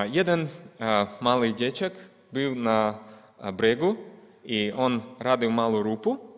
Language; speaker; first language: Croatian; non-native, learner; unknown